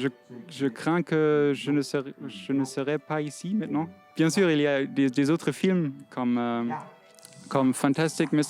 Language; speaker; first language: French; non-native, fluent; German